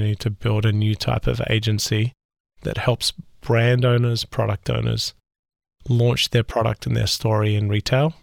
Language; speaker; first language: English; native; English